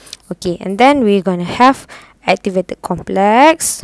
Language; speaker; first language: English; non-native, local second language; Malay